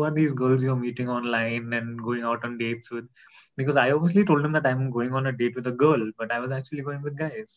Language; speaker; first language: English; non-native, local second language; Hindi